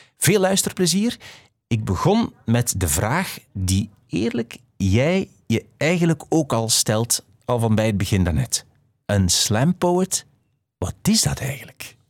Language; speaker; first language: Dutch; native; Dutch